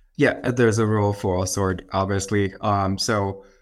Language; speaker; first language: English; non-native, fluent; Thai